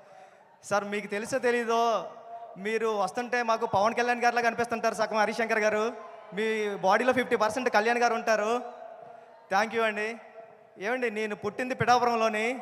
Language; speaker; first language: Telugu; native; Telugu